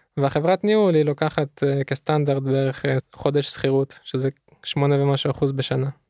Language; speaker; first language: Hebrew; early bilingual, other home language; Russian